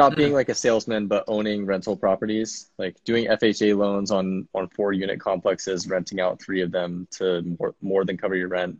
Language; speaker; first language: English; native; English